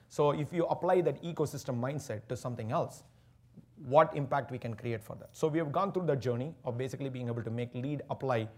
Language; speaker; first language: English; non-native, local second language; Tamil